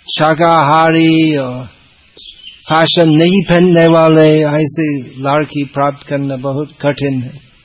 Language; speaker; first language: Hindi; non-native, fluent; English